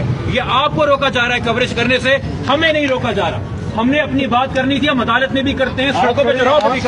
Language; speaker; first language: Urdu; native; Urdu